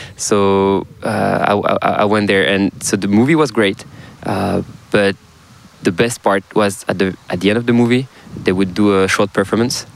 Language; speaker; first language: English; non-native, fluent; French